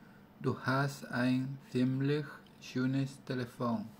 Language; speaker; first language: German; non-native, learner; Spanish